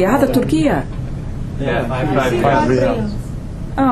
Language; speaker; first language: Arabic; non-native, fluent; English